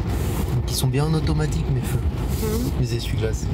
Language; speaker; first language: French; native; French